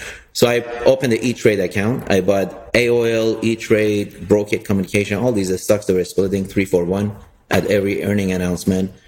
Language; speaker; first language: English; early bilingual, other home language; Persian